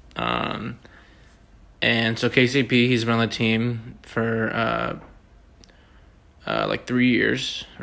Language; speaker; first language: English; native; English